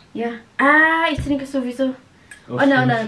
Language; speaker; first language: German; non-native, learner; Indonesian